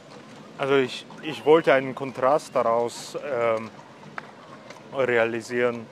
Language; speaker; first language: German; non-native, fluent; Korean